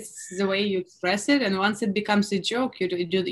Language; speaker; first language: English; non-native, fluent; Russian